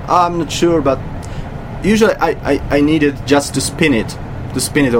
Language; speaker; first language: English; non-native, fluent; Czech